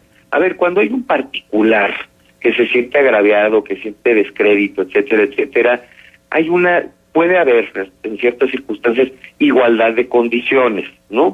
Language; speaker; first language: Spanish; native; Spanish